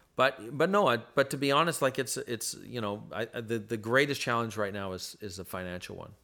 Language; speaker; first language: English; native; English